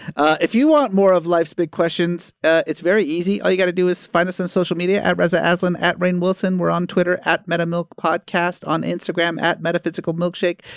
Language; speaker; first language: English; early bilingual, other home language; Persian